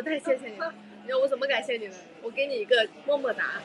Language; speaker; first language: Chinese; native; Chinese